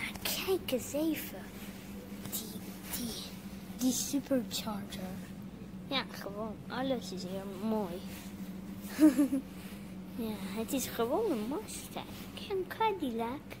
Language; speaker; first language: Dutch; non-native, learner; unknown